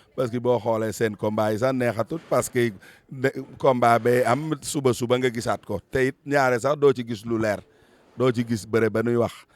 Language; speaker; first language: Wolof; native; Wolof